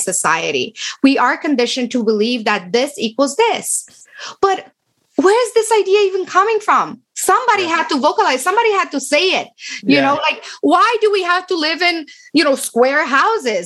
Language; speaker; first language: English; non-native, fluent; Romanian